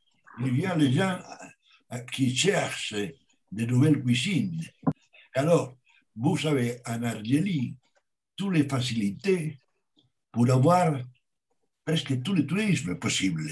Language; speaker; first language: French; non-native, learner; Spanish